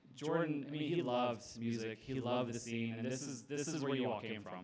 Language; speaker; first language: English; native; English